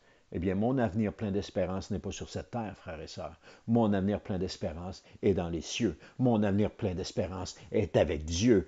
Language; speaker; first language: French; native; French